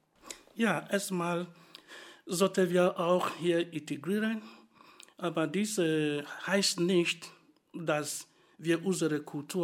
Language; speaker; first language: German; non-native, fluent; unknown